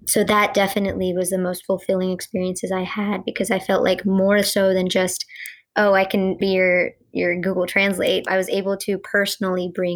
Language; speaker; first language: English; early bilingual, other home language; Gujarati